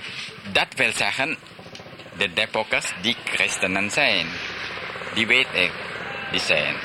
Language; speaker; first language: Dutch; early bilingual, heritage; Dutch